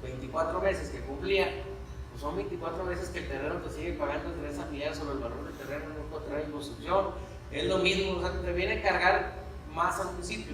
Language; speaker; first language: Spanish; native; Spanish